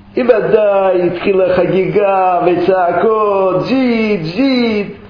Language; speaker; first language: Hebrew; non-native, fluent; Russian